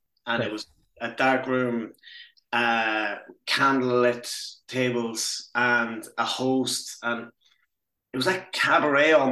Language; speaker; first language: English; native; English